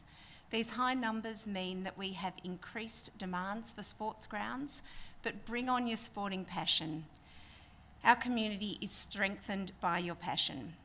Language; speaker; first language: English; native; English